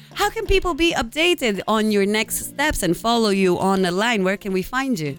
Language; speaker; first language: English; non-native, fluent; Italian